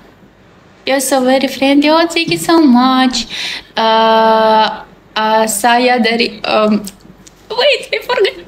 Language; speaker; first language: English; non-native, learner; Russian